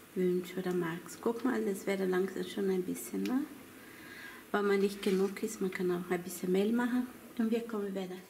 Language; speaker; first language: German; non-native, learner; Portuguese